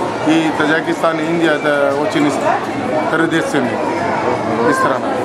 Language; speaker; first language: Russian; non-native, learner; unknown